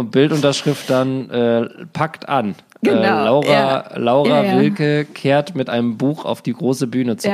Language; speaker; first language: German; native; German